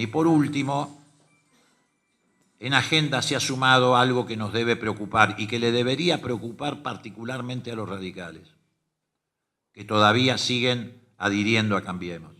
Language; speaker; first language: Spanish; native; Spanish